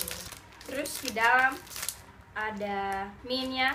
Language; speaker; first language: Indonesian; non-native, fluent; English